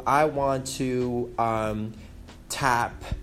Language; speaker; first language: English; non-native, fluent; Chinese